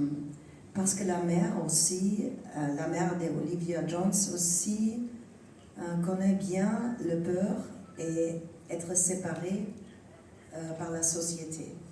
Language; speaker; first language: French; non-native, learner; German